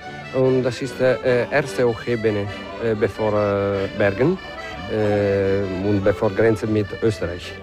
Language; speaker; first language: German; non-native, learner; Italian